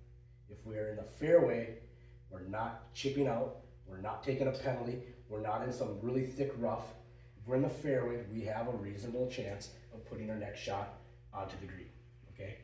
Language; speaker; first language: English; native; English